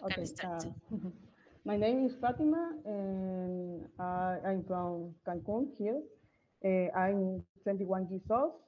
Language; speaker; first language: English; non-native, learner; Spanish